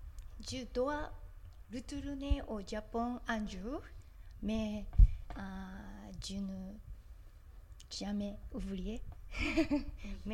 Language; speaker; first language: French; non-native, learner; Japanese